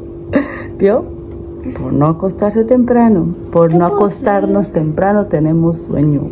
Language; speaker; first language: Spanish; native; Spanish